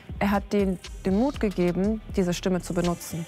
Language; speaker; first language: German; early bilingual, other home language; Kurdish